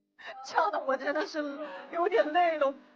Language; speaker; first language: Chinese; native; Chinese